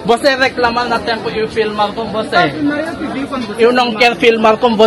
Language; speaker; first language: Portuguese; non-native, learner; Filipino